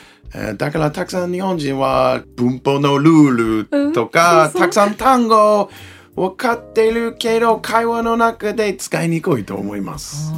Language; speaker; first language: Japanese; non-native, learner; English